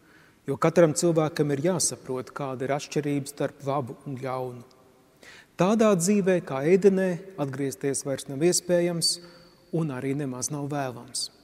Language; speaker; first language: Latvian; native; Latvian